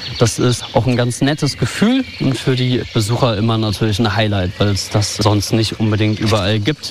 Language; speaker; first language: German; native; German